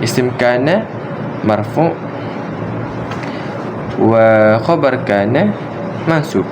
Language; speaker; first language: Arabic; non-native, learner; Malay